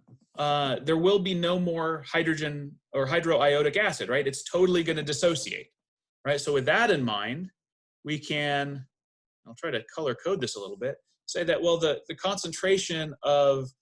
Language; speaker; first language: English; native; English